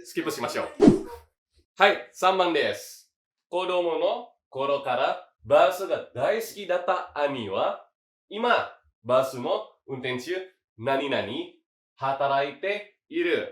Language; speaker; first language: Japanese; non-native, fluent; Indonesian